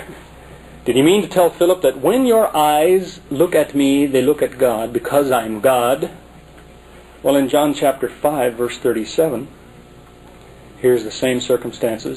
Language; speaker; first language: English; native; English